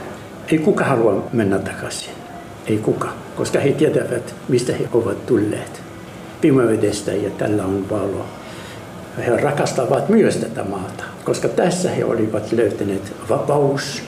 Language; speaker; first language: Finnish; non-native, fluent; Arabic